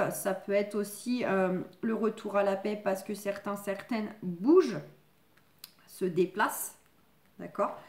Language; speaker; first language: French; native; French